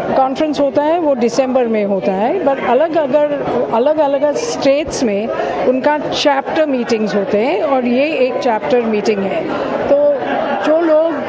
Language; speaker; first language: Hindi; non-native, local second language; Punjabi